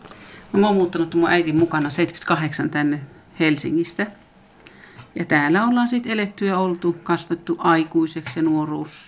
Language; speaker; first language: Finnish; early bilingual, heritage; Finnish